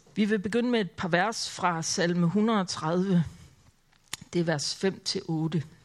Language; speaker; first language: Danish; native; Danish